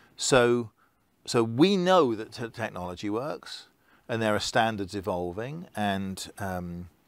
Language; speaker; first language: English; native; English